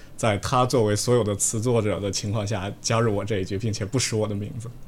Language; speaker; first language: Chinese; native; Chinese